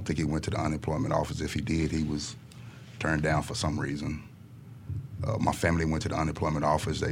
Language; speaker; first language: English; native; English